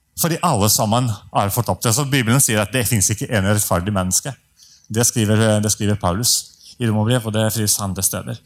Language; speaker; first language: Norwegian; non-native, fluent; Russian